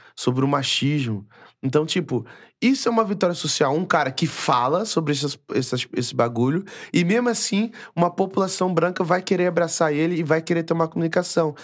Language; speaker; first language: Portuguese; native; Portuguese